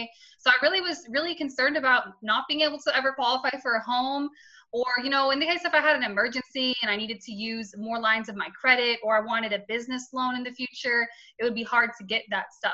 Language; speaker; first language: English; native; English